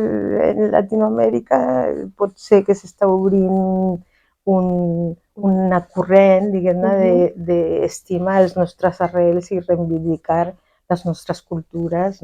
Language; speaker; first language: Catalan; non-native, fluent; Spanish